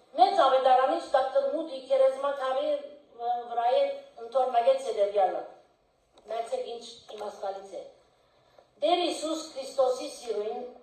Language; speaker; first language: Armenian; early bilingual, heritage; Armenian